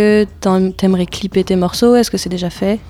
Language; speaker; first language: French; native; French